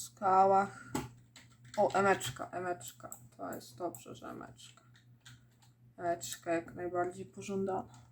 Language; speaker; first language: Polish; native; Polish